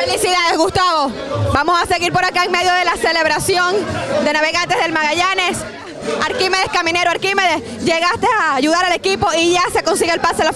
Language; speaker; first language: Spanish; native; Spanish